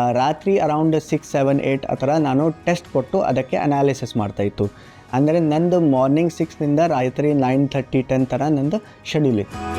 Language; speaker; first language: Kannada; non-native, local second language; Urdu